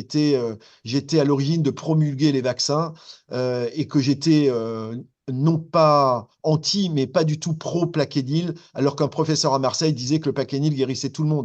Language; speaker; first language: French; native; French